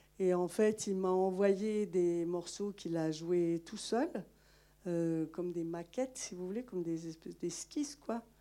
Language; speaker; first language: French; non-native, local second language; Malagasy